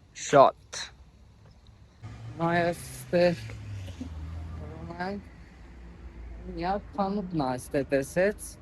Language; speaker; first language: Armenian; non-native, learner; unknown